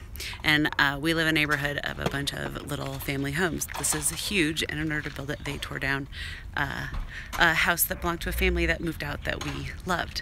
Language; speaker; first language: English; native; English